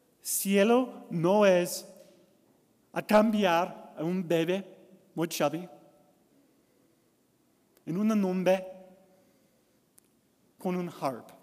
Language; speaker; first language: Spanish; non-native, learner; English